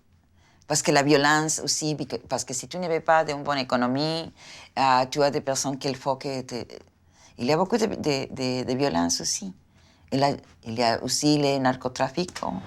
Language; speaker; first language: French; non-native, fluent; Spanish